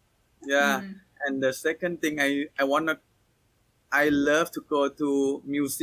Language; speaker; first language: English; non-native, learner; Thai